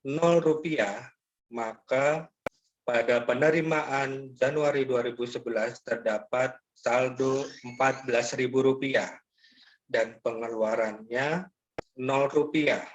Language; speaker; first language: Indonesian; native; Indonesian